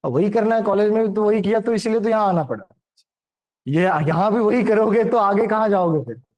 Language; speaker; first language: Hindi; non-native, local second language; Marathi